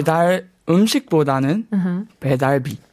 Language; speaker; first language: Korean; non-native, fluent; Burmese